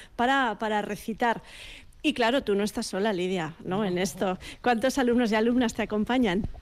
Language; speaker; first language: Spanish; native; Spanish